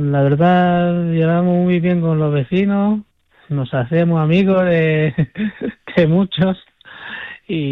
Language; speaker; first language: Spanish; non-native, fluent; Chinese